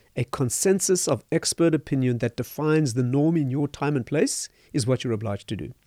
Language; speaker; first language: English; native; English